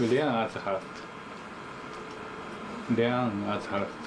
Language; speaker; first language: Hebrew; non-native, learner; Japanese